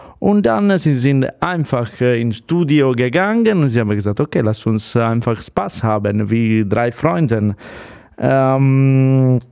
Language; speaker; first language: German; non-native, fluent; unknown